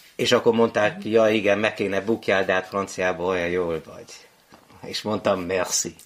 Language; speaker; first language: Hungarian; native; Hungarian